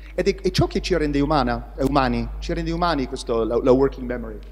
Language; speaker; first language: Italian; non-native, fluent; English